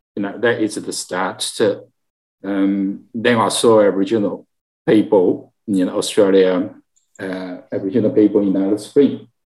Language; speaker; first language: English; non-native, learner; Chinese